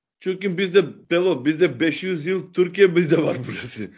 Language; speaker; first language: Turkish; non-native, learner; Macedonian